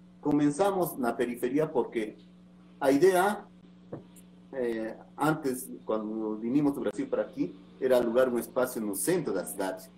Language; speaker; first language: Portuguese; non-native, learner; Spanish